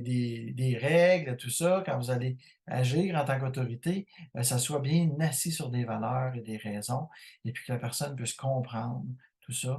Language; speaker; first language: French; native; French